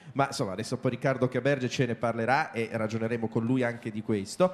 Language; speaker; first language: Italian; native; Italian